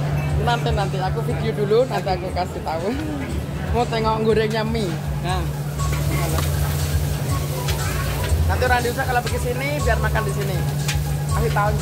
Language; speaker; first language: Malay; non-native, local second language; Indonesian